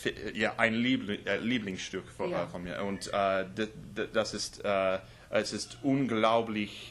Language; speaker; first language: German; non-native, learner; English